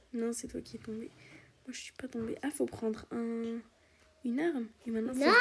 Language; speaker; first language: French; native; French